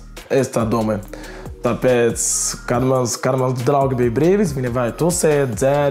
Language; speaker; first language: Latvian; non-native, learner; Portuguese